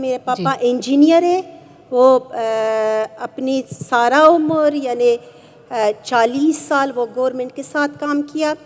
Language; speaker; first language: Hindi; non-native, fluent; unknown